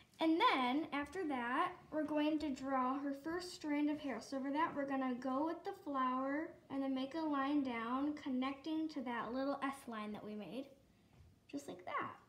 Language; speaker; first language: English; native; English